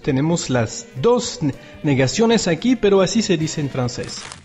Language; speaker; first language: Spanish; native; Spanish